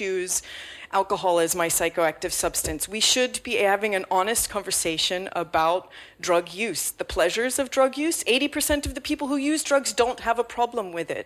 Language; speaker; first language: English; native; English